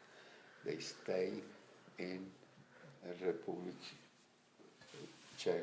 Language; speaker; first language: English; non-native, learner; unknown